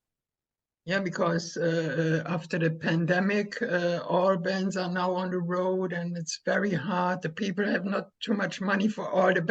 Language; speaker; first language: English; non-native, learner; German